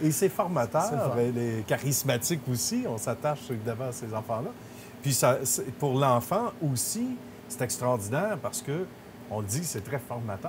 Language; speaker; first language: French; native; French